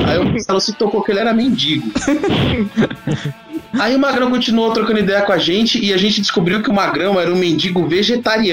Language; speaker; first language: Portuguese; native; Portuguese